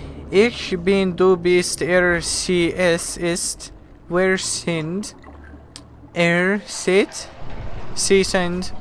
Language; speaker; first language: German; non-native, learner; English